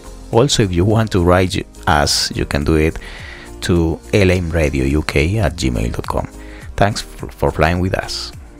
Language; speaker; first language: English; non-native, learner; Spanish